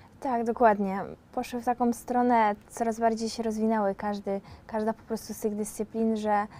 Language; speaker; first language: Polish; native; Polish